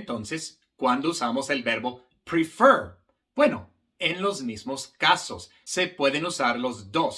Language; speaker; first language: Spanish; non-native, fluent; English